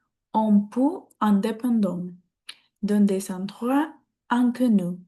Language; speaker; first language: French; non-native, learner; Spanish